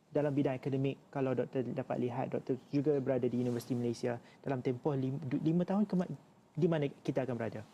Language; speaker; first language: Malay; native; Malay